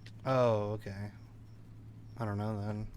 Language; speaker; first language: English; native; English